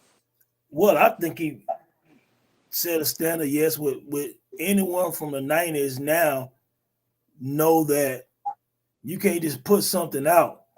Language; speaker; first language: English; native; English